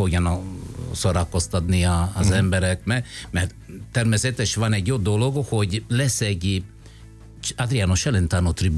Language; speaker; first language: Hungarian; non-native, fluent; Italian